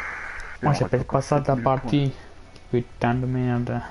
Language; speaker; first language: French; native; French